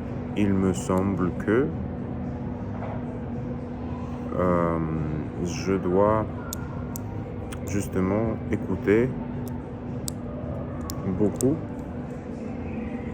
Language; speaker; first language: French; non-native, learner; Russian